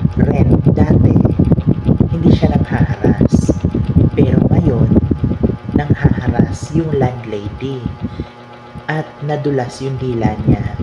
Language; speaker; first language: Filipino; native; Filipino